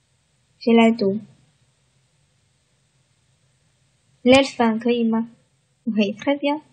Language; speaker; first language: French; non-native, fluent; Chinese